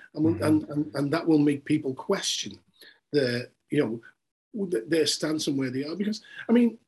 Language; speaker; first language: English; native; English